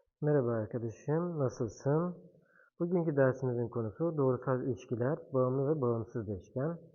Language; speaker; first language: Turkish; native; Turkish